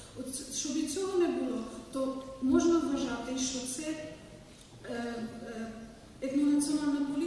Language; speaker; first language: Ukrainian; non-native, fluent; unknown